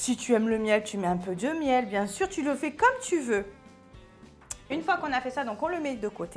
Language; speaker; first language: French; native; French